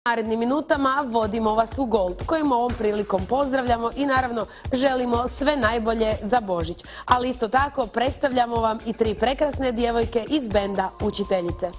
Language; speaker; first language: Croatian; native; Croatian